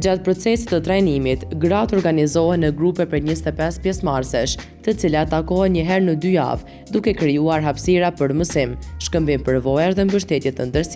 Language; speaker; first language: Albanian; native; Albanian